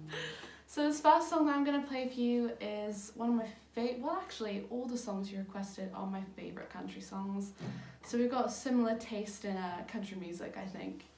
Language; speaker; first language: English; native; English